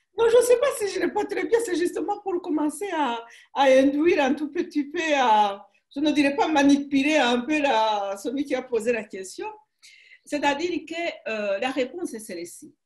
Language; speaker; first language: French; non-native, local second language; Kinyarwanda